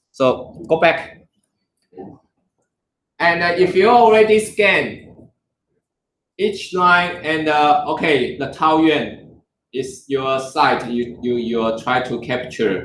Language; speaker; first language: English; non-native, learner; Chinese